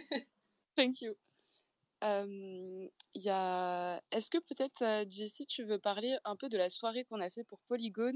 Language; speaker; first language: French; native; French